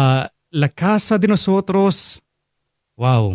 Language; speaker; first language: Spanish; non-native, fluent; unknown